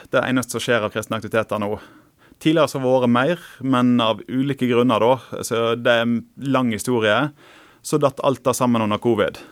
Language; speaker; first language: Norwegian; native; Norwegian